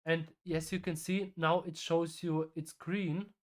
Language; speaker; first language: English; non-native, fluent; German